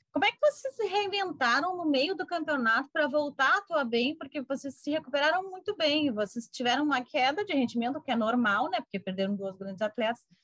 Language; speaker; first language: Portuguese; native; Portuguese